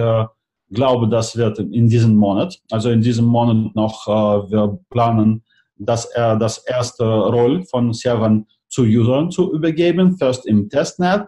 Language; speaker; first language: German; non-native, fluent; Russian